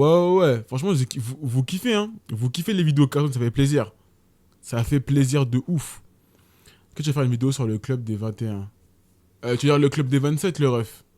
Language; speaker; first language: French; native; French